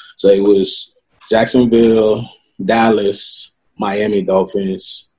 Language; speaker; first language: English; non-native, local second language; Yoruba